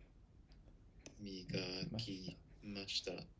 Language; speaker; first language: Japanese; non-native, learner; English